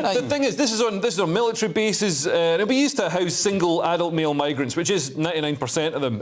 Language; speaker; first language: English; native; English